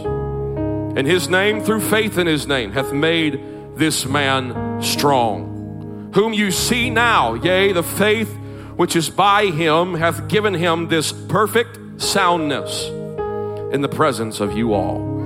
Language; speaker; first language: English; native; English